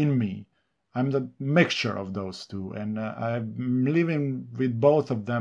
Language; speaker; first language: English; non-native, fluent; Serbian